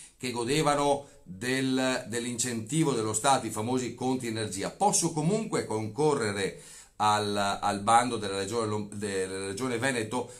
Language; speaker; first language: Italian; native; Italian